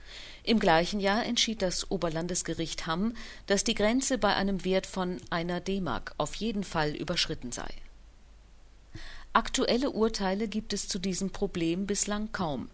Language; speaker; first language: German; native; German